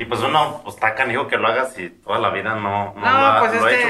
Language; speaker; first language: Spanish; native; Spanish